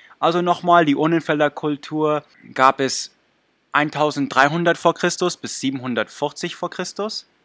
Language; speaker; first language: German; non-native, fluent; English